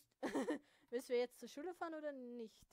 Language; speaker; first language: German; native; German